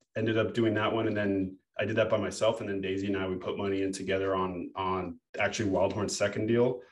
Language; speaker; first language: English; native; English